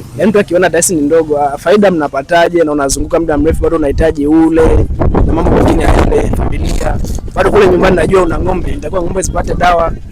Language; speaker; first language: Swahili; native; Swahili